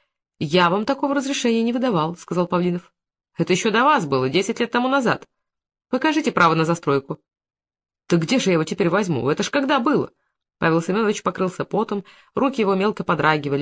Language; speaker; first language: Russian; native; Russian